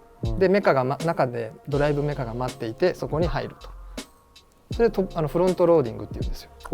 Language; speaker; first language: Japanese; native; Japanese